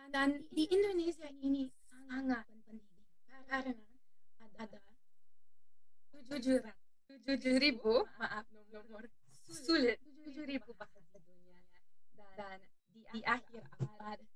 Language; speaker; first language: Indonesian; non-native, learner; English